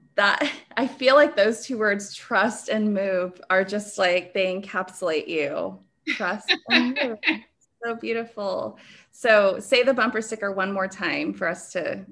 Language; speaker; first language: English; early bilingual, other home language; Filipino